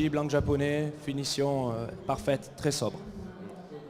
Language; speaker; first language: French; native; French